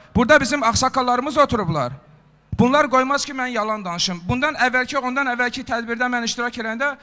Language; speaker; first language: Azerbaijani; non-native, local second language; Avaric